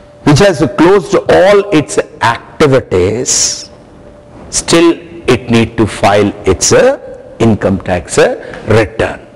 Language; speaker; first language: English; non-native, local second language; Hindi